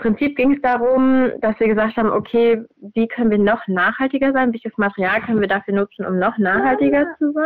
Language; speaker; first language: German; native; German